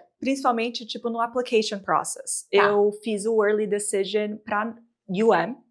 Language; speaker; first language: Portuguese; early bilingual, heritage; Portuguese